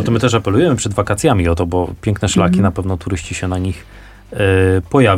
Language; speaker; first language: Polish; native; Polish